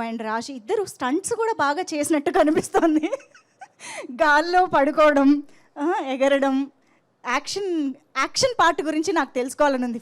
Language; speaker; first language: Telugu; native; Telugu